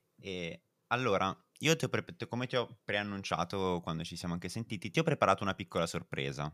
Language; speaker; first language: Italian; native; Italian